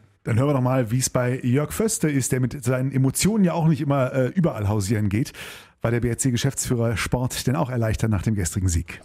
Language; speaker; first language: German; native; German